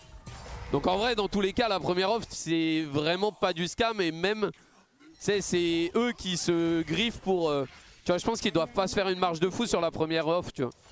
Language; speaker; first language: French; native; French